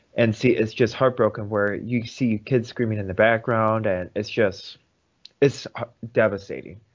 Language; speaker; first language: English; early bilingual, other home language; Russian